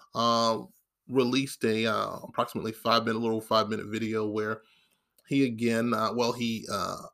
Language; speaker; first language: English; native; English